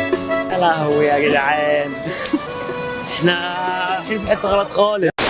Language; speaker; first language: Arabic; native; Arabic